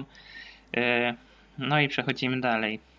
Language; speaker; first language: Polish; native; Polish